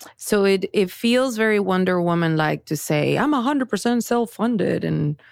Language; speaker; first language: English; early bilingual, other home language; Spanish